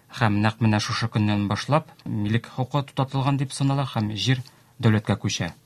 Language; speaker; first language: Tatar; native; Tatar